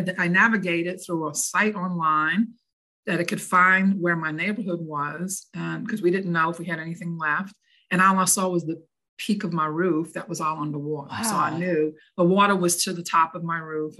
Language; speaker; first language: English; native; English